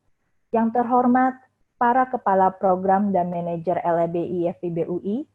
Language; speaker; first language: Indonesian; native; Indonesian